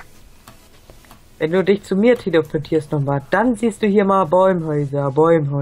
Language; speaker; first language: German; native; German